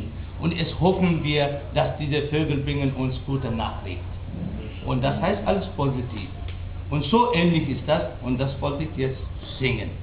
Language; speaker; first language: German; non-native, learner; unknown